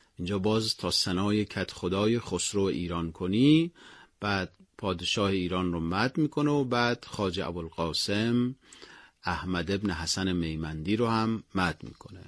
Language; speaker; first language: Persian; native; Persian